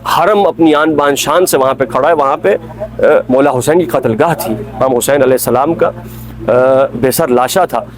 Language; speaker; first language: Urdu; native; Urdu